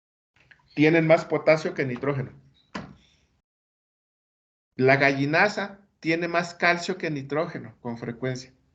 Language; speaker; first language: Spanish; native; Spanish